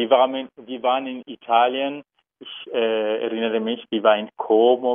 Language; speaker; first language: German; non-native, learner; Turkish